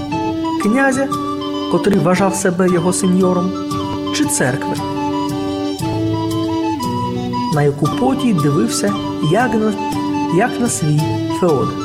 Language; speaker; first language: Ukrainian; native; Ukrainian